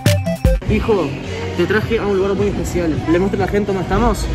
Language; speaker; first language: Spanish; native; Spanish